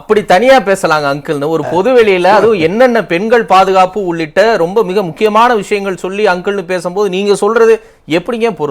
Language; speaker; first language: Tamil; native; Tamil